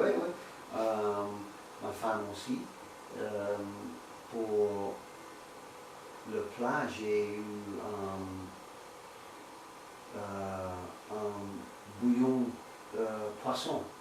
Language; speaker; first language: French; non-native, learner; English